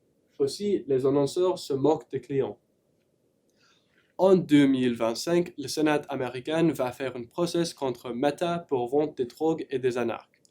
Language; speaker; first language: French; non-native, learner; English